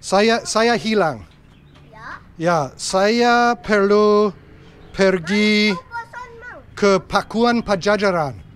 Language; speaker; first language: Indonesian; non-native, learner; English